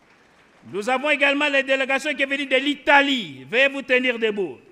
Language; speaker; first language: French; non-native, local second language; Lingala